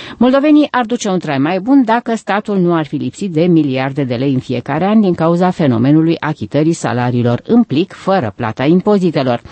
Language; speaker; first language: Romanian; native; Romanian